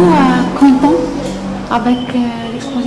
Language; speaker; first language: French; non-native, learner; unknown